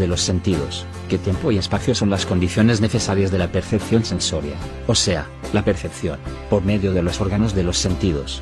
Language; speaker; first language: Spanish; native; Spanish